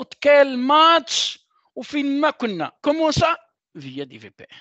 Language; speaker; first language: French; non-native, local second language; Arabic